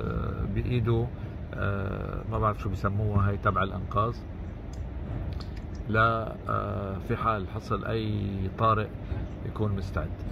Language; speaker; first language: Arabic; native; Arabic